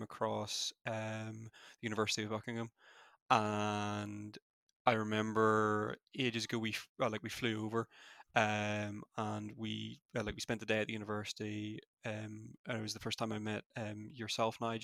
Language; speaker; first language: English; native; English